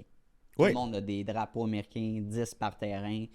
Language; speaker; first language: French; native; French